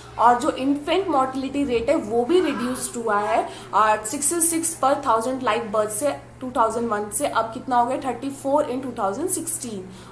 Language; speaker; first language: Hindi; native; Hindi